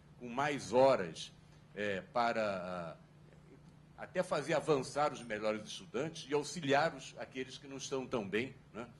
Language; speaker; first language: Portuguese; native; Portuguese